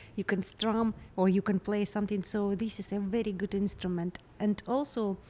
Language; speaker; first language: English; non-native, fluent; Ukrainian